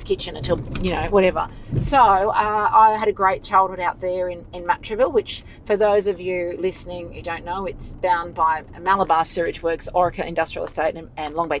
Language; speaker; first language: English; native; English